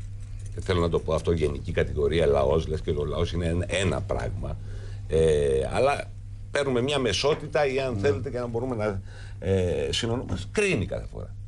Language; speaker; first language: Greek; native; Greek